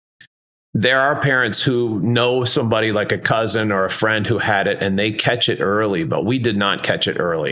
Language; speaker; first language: English; native; English